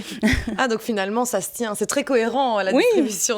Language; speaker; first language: French; native; French